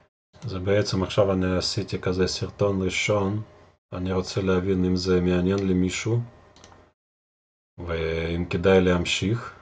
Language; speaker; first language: Hebrew; non-native, fluent; Russian